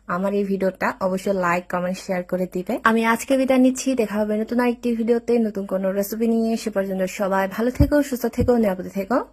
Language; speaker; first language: Bangla; non-native, local second language; Chakma